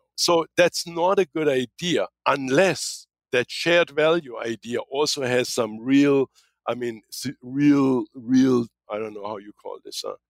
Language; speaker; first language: English; non-native, fluent; German